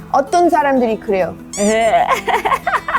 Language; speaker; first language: Korean; non-native, learner; English